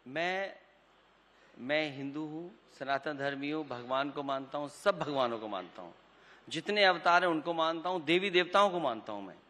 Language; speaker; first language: Hindi; native; Hindi